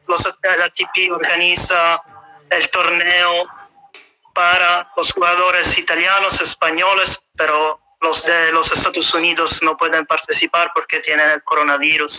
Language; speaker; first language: Spanish; non-native, fluent; Italian